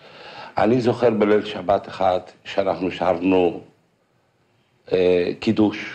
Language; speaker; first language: Hebrew; non-native, fluent; Ladino